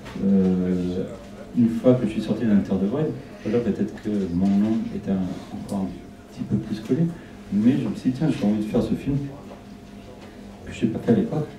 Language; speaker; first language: French; non-native, fluent; Spanish